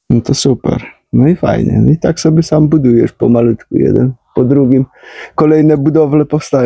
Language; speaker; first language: Polish; native; Polish